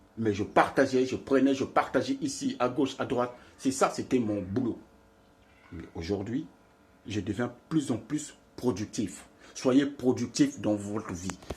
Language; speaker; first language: French; non-native, local second language; Lingala